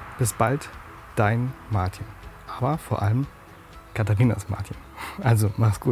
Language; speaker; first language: German; native; German